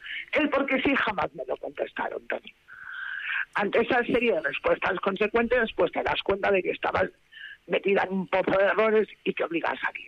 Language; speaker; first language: Spanish; native; Spanish